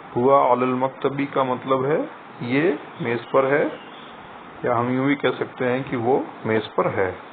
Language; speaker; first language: Urdu; native; Urdu